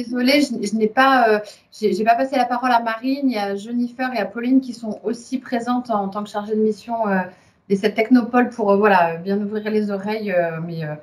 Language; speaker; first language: French; native; French